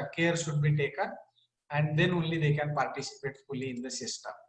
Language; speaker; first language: English; non-native, local second language; Marathi